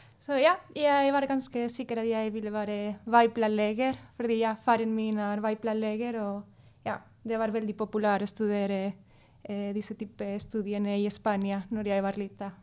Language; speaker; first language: Norwegian; non-native, fluent; Spanish